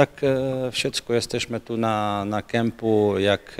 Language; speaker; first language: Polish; non-native, learner; Czech